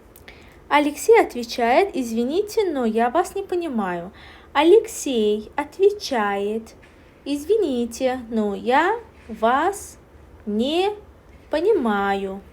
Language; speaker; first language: Russian; non-native, learner; Azerbaijani